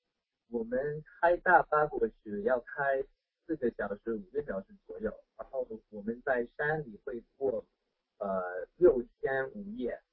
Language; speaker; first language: Chinese; non-native, fluent; English